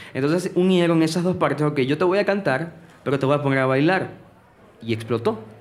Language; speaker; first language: Spanish; native; Spanish